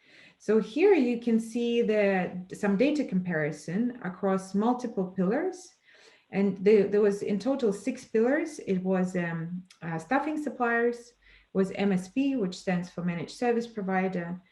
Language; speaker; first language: English; non-native, fluent; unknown